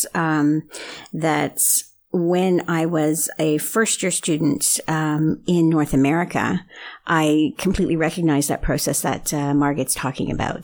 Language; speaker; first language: English; native; English